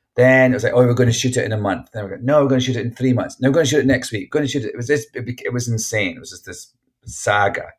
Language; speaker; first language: English; native; English